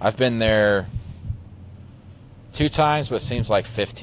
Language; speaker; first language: English; native; English